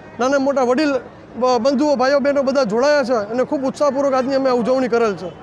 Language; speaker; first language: Gujarati; non-native, local second language; Sindhi